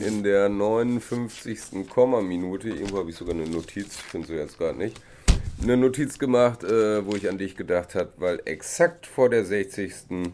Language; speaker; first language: German; native; German